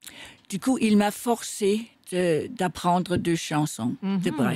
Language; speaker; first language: French; non-native, fluent; Danish